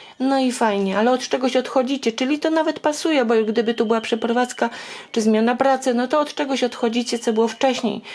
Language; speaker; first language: Polish; native; Polish